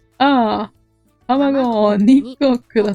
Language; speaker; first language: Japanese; non-native, learner; English